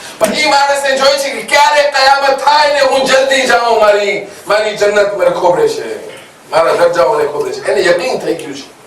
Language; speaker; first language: Gujarati; non-native, local second language; Kachhi